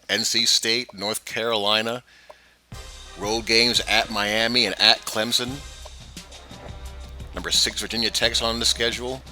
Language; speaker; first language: English; native; English